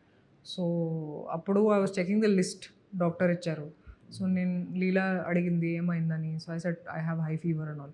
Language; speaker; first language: Telugu; non-native, local second language; Hindi